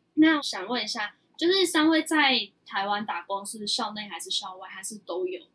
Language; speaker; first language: Chinese; early bilingual, heritage; Chinese